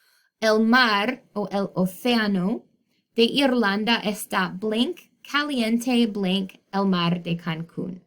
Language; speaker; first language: Spanish; non-native, fluent; English